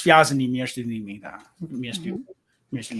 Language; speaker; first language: Russian; non-native, learner; English